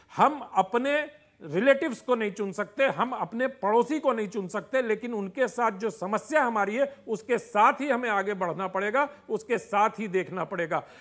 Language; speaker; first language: Hindi; native; Hindi